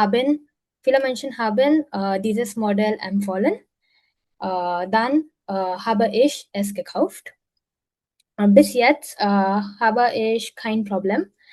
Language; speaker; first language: German; non-native, learner; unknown